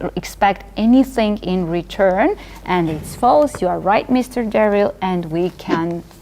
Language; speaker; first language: English; non-native, fluent; Georgian